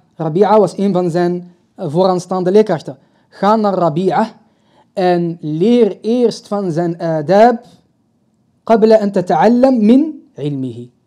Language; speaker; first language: Dutch; early bilingual, other home language; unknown